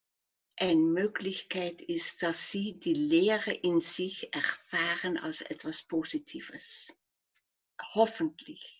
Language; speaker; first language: German; non-native, fluent; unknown